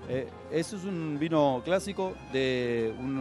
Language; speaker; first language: Portuguese; non-native, fluent; Spanish